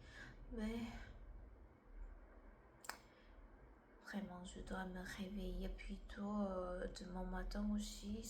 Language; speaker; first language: French; non-native, learner; Korean